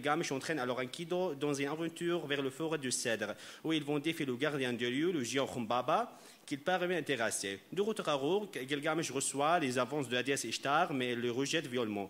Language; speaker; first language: French; non-native, fluent; Arabic